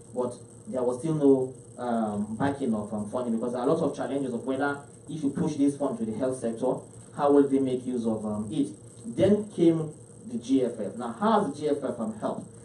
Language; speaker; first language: English; non-native, local second language; Hausa